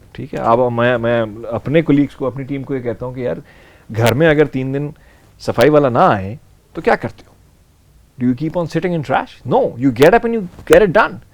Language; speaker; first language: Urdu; native; Urdu